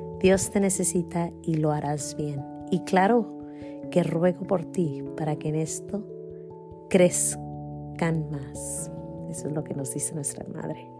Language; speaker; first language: Spanish; native; Spanish